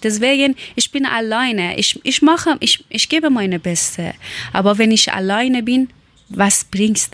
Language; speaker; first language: German; non-native, learner; Persian